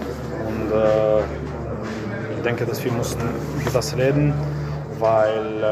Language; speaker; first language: German; non-native, fluent; Croatian